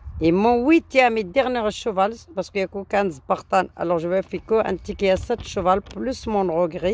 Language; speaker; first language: French; non-native, learner; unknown